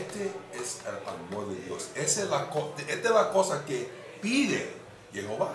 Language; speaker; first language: Spanish; non-native, fluent; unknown